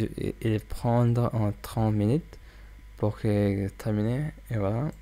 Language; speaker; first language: French; non-native, learner; English